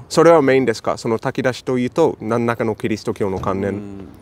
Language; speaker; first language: Japanese; non-native, fluent; English